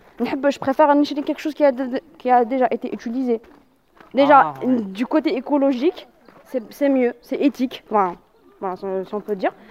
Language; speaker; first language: French; non-native, local second language; Arabic